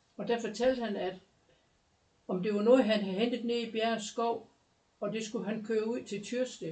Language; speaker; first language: Danish; native; Danish